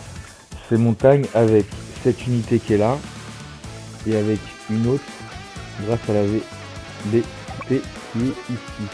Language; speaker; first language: French; native; French